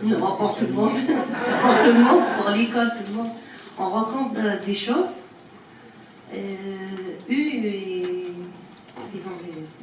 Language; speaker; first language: French; non-native, learner; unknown